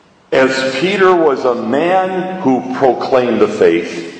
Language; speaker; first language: English; native; English